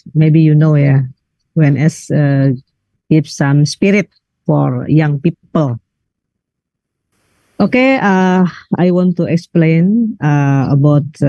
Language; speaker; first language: English; non-native, learner; Indonesian